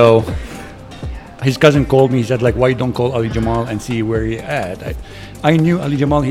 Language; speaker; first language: English; non-native, fluent; Arabic